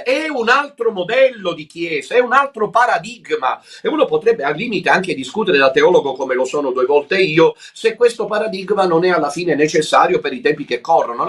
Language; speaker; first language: Italian; native; Italian